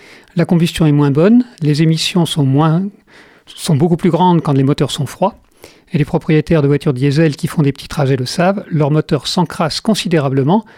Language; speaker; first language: French; native; French